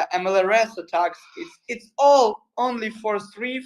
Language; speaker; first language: English; non-native, learner; Ukrainian